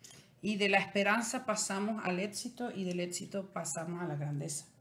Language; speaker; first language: Spanish; native; Spanish